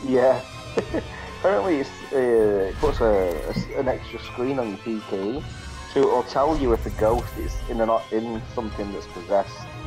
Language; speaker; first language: English; native; English